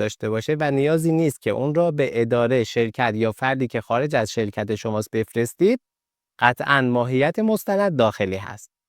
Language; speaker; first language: Persian; native; Persian